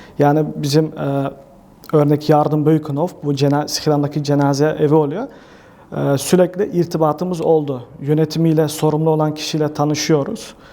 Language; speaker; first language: Turkish; early bilingual, heritage; Turkish